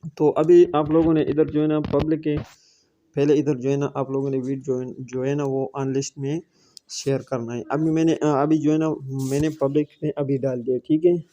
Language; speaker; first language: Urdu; non-native, local second language; Pashto